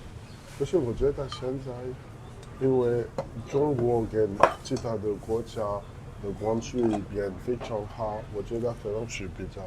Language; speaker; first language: Chinese; non-native, learner; French